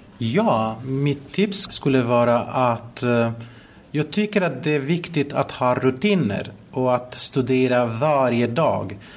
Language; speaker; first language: Swedish; non-native, fluent; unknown